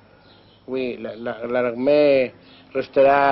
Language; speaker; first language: French; non-native, learner; Spanish